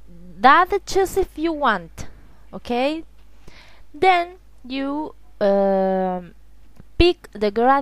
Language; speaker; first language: English; non-native, learner; Spanish